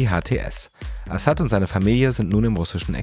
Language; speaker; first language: German; native; German